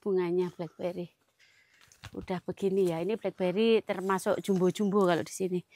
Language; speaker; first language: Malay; non-native, local second language; Javanese